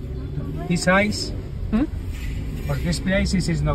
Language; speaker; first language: English; non-native, learner; Spanish